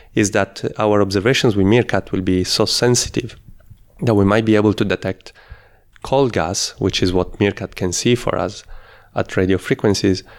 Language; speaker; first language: English; non-native, fluent; Italian